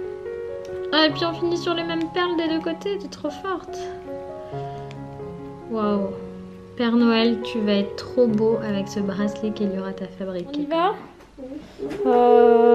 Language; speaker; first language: French; native; French